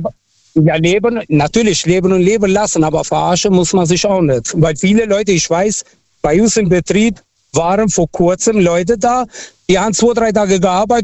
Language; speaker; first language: German; non-native, fluent; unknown